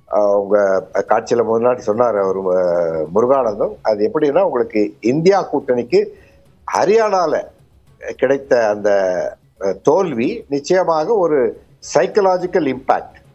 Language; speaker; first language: Tamil; native; Tamil